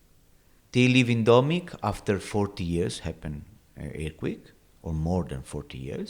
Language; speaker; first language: English; non-native, learner; Italian